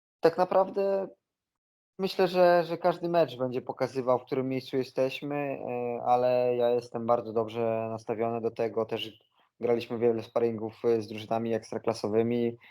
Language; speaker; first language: Polish; native; Polish